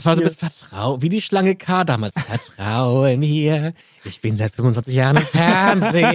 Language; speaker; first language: German; native; German